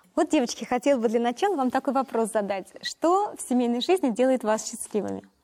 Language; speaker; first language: Russian; native; Russian